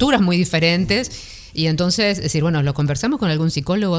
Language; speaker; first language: Spanish; native; Spanish